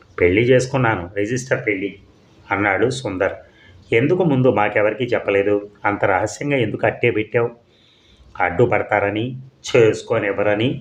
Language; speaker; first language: Telugu; native; Telugu